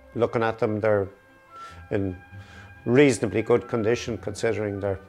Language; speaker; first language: English; native; English